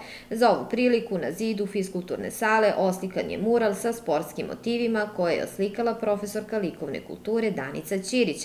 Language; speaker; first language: Serbian; native; Serbian